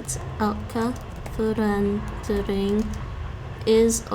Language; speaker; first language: Dutch; non-native, learner; English